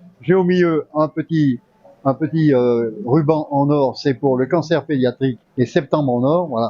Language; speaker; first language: French; native; French